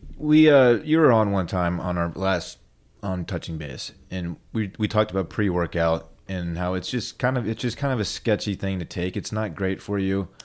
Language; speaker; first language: English; native; English